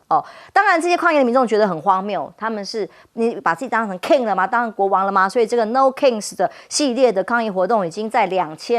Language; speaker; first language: Chinese; native; Chinese